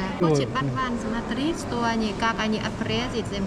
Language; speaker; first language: Russian; non-native, learner; Vietnamese